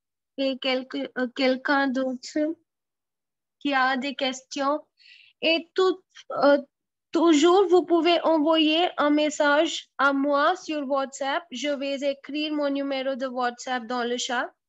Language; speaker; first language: French; non-native, fluent; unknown